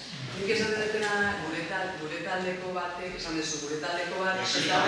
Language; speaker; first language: Basque; native; Basque